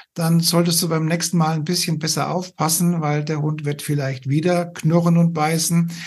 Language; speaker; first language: German; non-native, fluent; Amharic